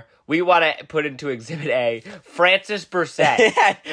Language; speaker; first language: English; native; English